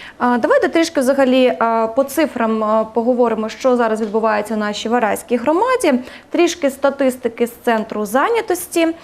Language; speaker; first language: Ukrainian; native; Ukrainian